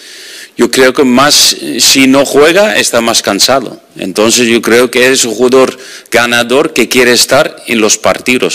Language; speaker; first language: Spanish; non-native, fluent; Dutch